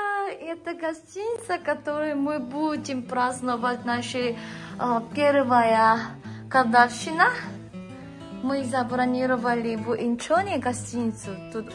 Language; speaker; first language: Russian; non-native, fluent; Korean